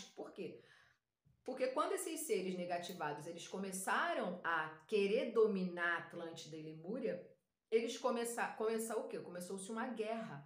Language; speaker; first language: Portuguese; native; Portuguese